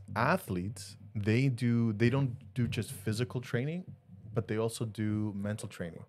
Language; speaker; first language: English; early bilingual, other home language; Spanish